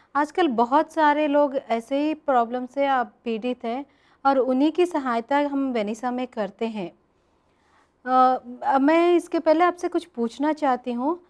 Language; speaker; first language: Hindi; non-native, local second language; Telugu